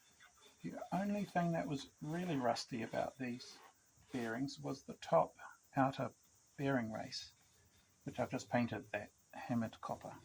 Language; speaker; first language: English; native; English